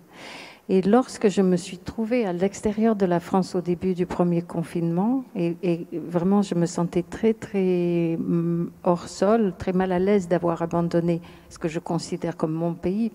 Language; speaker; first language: French; non-native, fluent; English